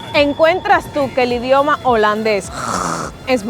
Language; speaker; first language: Spanish; native; Spanish